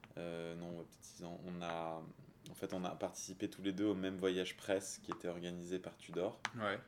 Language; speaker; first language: French; native; French